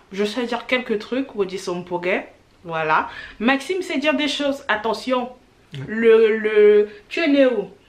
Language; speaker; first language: French; early bilingual, other home language; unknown